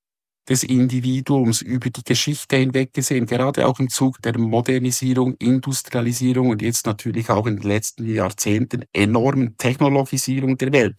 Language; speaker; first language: German; native; German